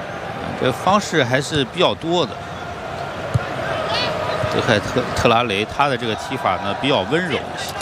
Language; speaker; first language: Chinese; native; Chinese